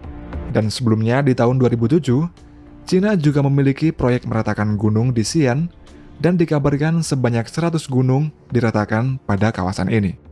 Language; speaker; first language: Indonesian; native; Indonesian